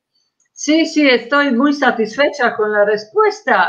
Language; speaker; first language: Spanish; non-native, fluent; Croatian